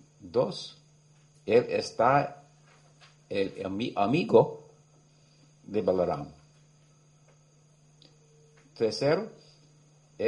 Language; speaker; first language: Spanish; non-native, learner; English